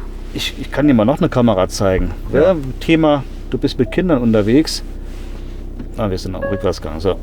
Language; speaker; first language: German; native; German